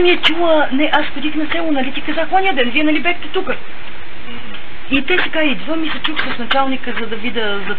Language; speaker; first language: Bulgarian; native; Bulgarian